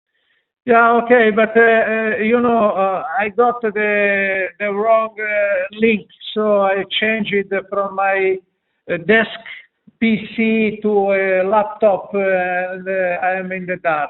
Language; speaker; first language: English; non-native, fluent; Italian